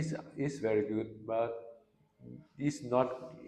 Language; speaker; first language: English; non-native, learner; Vietnamese